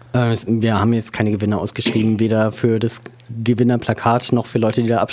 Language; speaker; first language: German; native; German